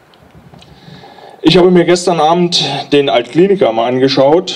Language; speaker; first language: German; native; German